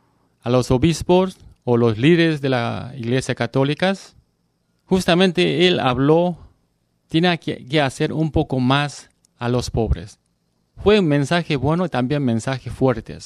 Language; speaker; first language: Spanish; non-native, learner; Korean